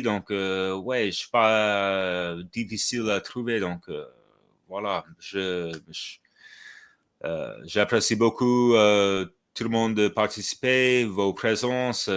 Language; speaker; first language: French; non-native, fluent; English